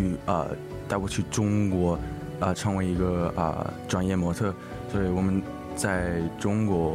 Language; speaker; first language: Chinese; early bilingual, heritage; English